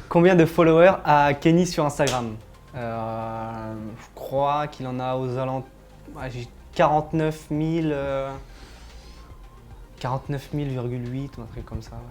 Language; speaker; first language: French; native; French